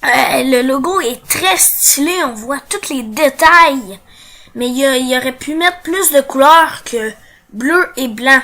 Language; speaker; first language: French; native; French